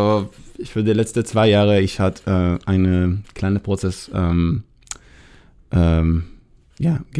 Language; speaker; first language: German; non-native, learner; Hebrew